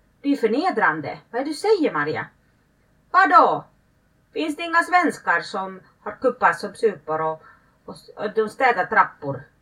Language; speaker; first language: Swedish; early bilingual, other home language; Finnish